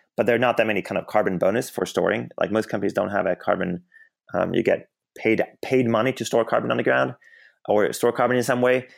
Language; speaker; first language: English; non-native, fluent; Swedish